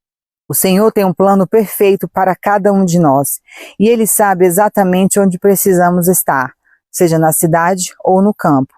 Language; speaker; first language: Portuguese; native; Portuguese